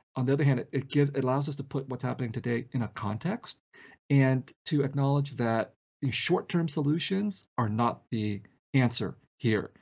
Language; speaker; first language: English; early bilingual, other home language; Vietnamese